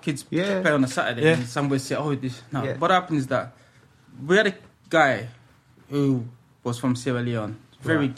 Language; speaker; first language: English; early bilingual, other home language; French